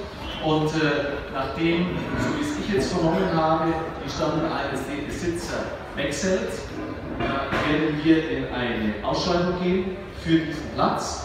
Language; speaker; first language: German; native; German